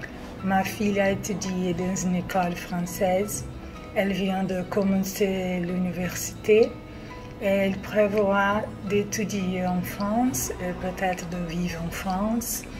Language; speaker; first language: French; non-native, learner; Portuguese